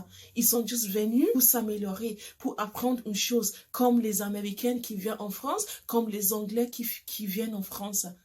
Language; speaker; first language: French; non-native, fluent; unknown